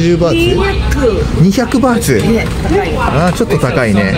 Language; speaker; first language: Japanese; native; Japanese